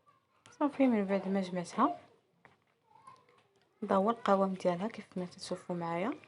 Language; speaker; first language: Arabic; native; Arabic